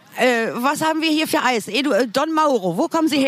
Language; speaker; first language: German; native; German